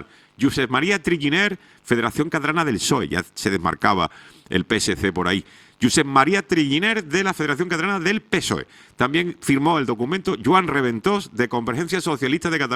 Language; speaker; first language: Spanish; native; Spanish